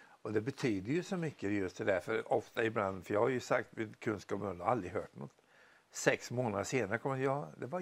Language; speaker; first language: Swedish; native; Swedish